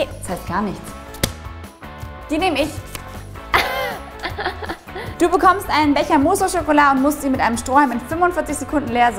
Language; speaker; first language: German; native; German